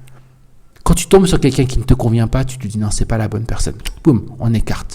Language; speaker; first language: French; native; French